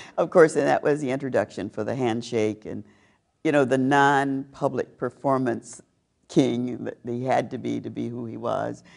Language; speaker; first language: English; native; English